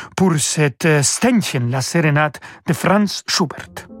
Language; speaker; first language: French; non-native, fluent; Spanish